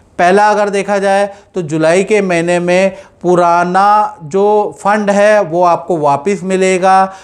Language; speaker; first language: Hindi; non-native, local second language; Gujarati